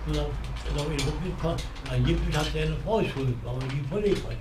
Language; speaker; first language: German; native; German